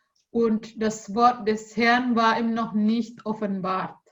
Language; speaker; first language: German; non-native, learner; Indonesian